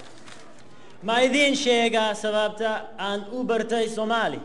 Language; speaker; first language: Somali; non-native, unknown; Spanish